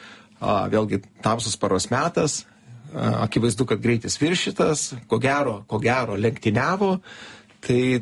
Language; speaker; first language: Lithuanian; native; Lithuanian